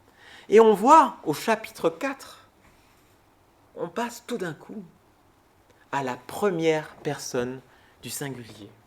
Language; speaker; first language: French; native; French